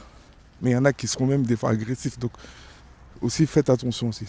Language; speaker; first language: French; native; French